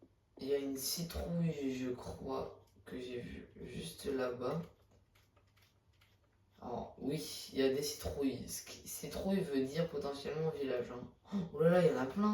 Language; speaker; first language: French; native; French